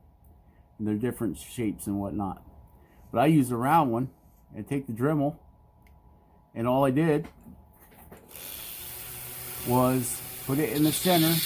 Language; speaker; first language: English; native; English